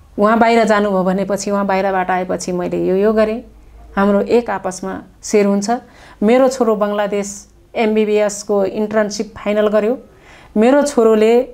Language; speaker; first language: Nepali; non-native, local second language; Dangaura Tharu